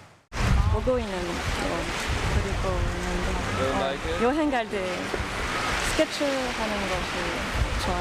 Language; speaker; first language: Korean; non-native, learner; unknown